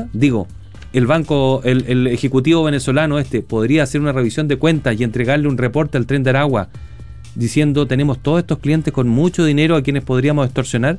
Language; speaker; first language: Spanish; native; Spanish